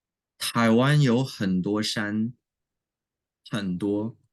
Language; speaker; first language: Chinese; non-native, learner; English